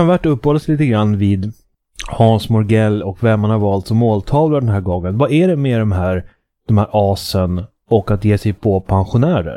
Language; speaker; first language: Swedish; native; Swedish